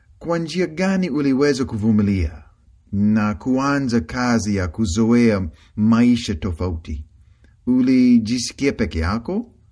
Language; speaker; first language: Swahili; native; Swahili